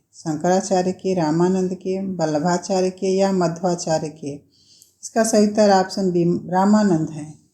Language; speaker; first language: Hindi; native; Hindi